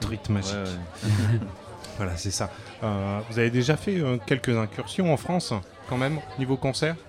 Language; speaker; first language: French; native; French